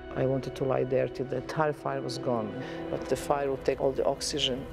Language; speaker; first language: English; non-native, fluent; Serbian